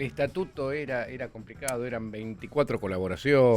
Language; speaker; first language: Spanish; native; Spanish